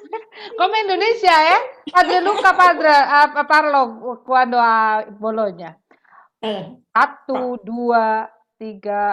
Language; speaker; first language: Italian; non-native, learner; Indonesian